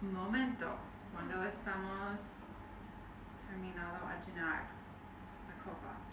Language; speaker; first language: Spanish; non-native, learner; English